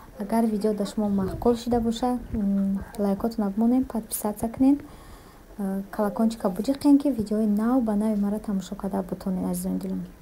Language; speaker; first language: Tajik; early bilingual, heritage; Tajik